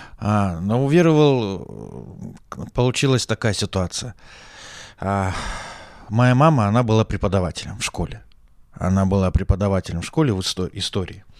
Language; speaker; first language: Russian; native; Russian